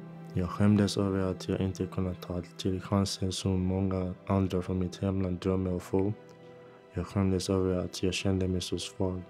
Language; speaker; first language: Swedish; non-native, fluent; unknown